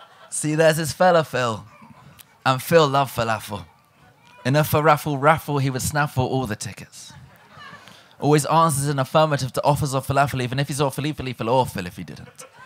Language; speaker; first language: English; native; English